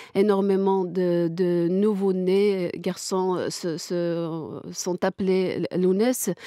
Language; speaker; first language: French; non-native, local second language; Kabyle